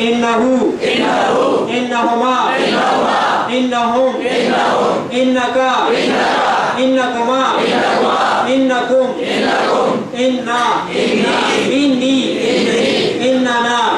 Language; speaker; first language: Arabic; non-native, learner; Urdu